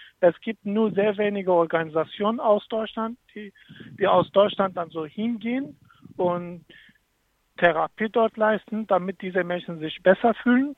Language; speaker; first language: German; non-native, fluent; Kurdish